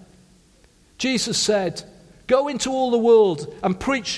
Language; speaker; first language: English; native; English